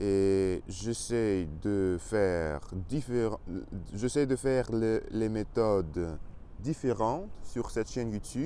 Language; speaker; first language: French; non-native, learner; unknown